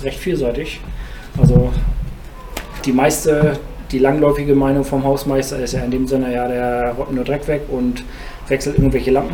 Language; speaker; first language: German; native; German